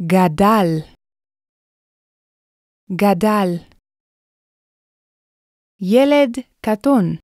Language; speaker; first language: Hebrew; non-native, fluent; English